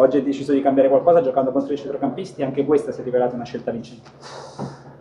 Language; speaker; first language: Italian; native; Italian